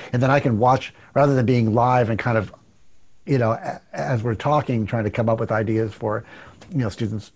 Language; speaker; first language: English; native; English